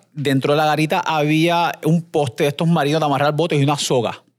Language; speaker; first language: Spanish; native; Spanish